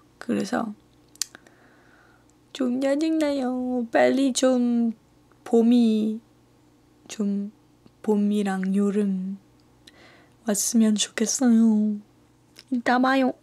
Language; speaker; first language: Korean; non-native, fluent; French